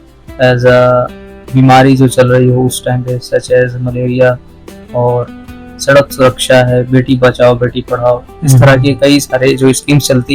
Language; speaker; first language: Hindi; native; Hindi